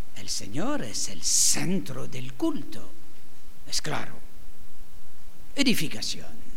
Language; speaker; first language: Spanish; non-native, fluent; French